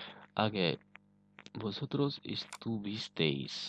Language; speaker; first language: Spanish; non-native, fluent; Urdu